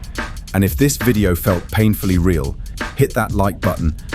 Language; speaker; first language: English; native; English